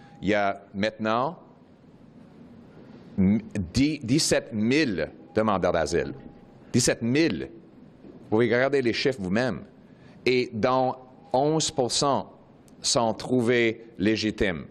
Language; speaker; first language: French; non-native, local second language; English